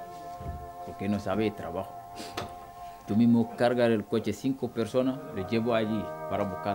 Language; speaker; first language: Spanish; non-native, learner; Wolof